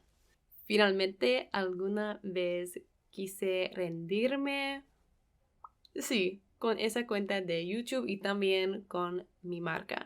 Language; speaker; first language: Spanish; non-native, fluent; English